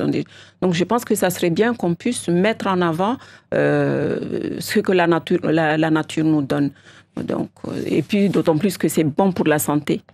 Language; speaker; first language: French; non-native, local second language; Comorian